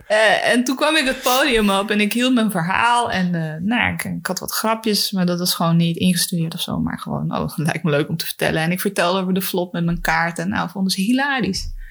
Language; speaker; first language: Dutch; early bilingual, other home language; Spanish